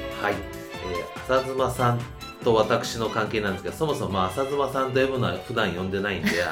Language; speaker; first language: Japanese; native; Japanese